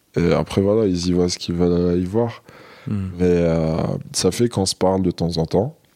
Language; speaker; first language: French; non-native, local second language; Arabic